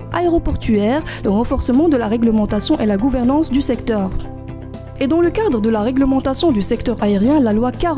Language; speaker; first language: French; non-native, local second language; Arabic